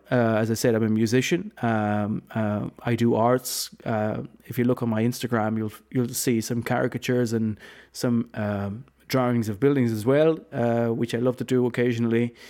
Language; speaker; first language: English; non-native, fluent; Low German